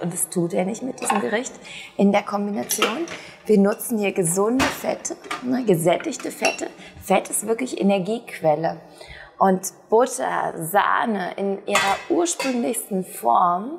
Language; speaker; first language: German; native; German